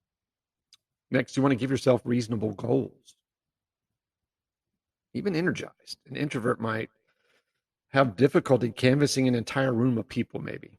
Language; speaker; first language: English; native; English